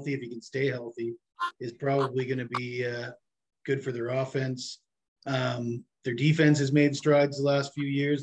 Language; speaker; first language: English; native; English